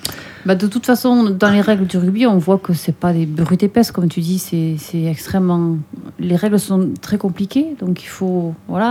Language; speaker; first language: French; native; French